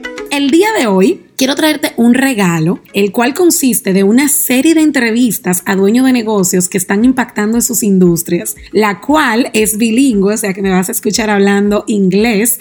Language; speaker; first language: Spanish; native; Spanish